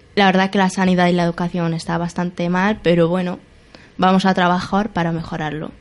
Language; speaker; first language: Spanish; early bilingual, other home language; Arabic